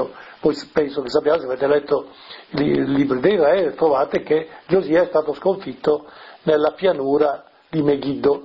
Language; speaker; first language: Italian; native; Italian